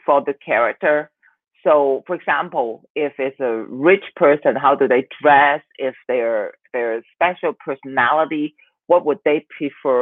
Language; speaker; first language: English; non-native, local second language; Cantonese